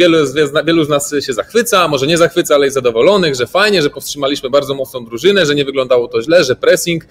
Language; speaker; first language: Polish; native; Polish